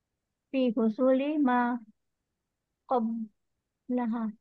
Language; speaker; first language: Arabic; non-native, learner; Indonesian